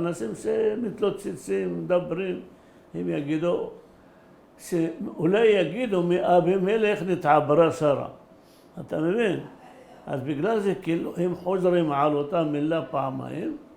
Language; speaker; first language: Hebrew; early bilingual, other home language; Arabic